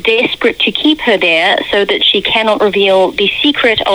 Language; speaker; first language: English; native; English